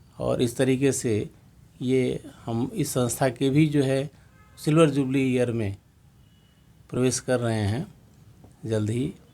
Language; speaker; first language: Hindi; native; Hindi